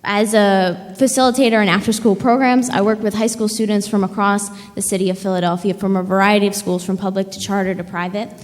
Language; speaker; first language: English; native; English